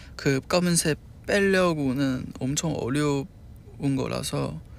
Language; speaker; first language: Korean; non-native, fluent; Chinese